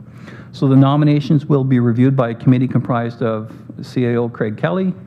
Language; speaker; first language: English; native; English